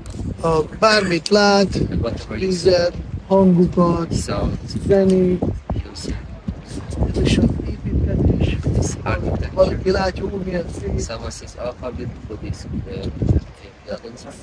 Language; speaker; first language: Hungarian; non-native, fluent; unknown